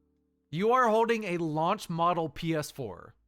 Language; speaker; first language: English; native; English